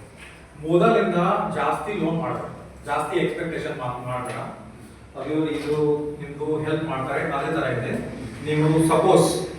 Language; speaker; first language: Kannada; non-native, local second language; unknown